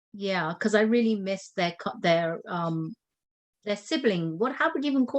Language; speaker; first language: English; native; English